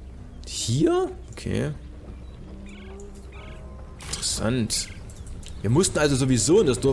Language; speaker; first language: German; native; German